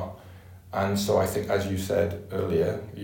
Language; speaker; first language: English; native; English